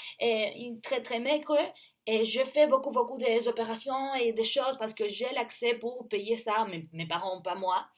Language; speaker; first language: French; non-native, learner; Spanish